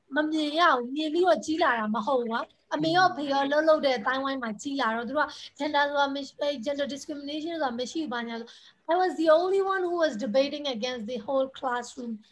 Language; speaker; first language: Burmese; non-native, local second language; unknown